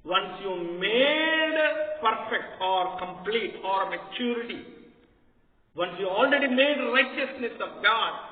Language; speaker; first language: English; non-native, local second language; Telugu